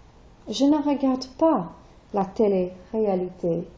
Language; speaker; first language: French; non-native, fluent; English